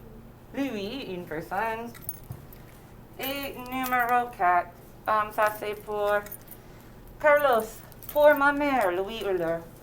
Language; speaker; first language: French; non-native, fluent; English